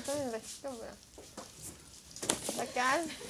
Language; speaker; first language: Swedish; early bilingual, other home language; Polish